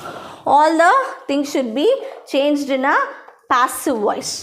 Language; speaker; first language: English; non-native, local second language; Tamil